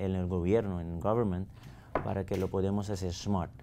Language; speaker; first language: Spanish; non-native, fluent; Papiamento